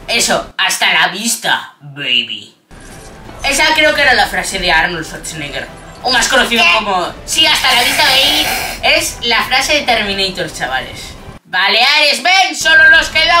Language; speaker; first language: Spanish; native; Spanish